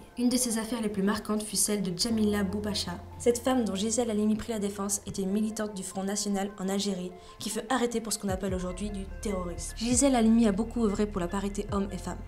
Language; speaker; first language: French; native; French